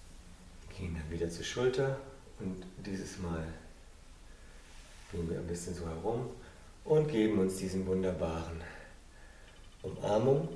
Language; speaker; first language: German; non-native, fluent; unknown